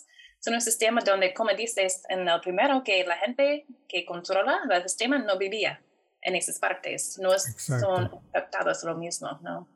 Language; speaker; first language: Spanish; non-native, fluent; English